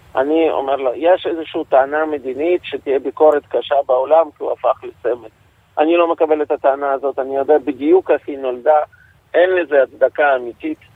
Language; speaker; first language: Hebrew; non-native, fluent; Russian